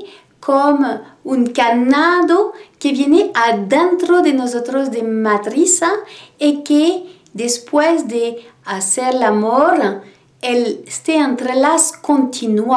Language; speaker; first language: Spanish; non-native, learner; French